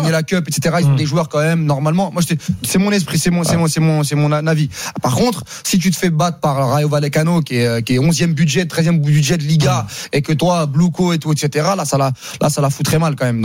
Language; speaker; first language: French; native; French